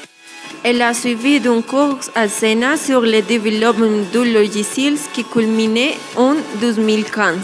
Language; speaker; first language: French; non-native, learner; Spanish